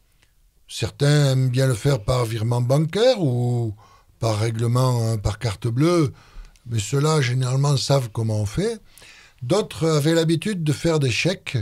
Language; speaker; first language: French; native; French